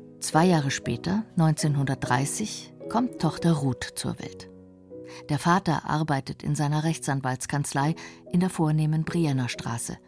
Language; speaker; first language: German; native; German